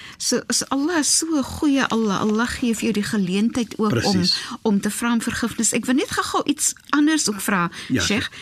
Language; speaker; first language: Afrikaans; native; Afrikaans